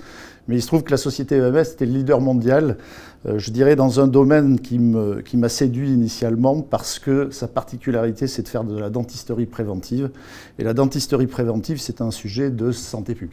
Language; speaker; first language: French; native; French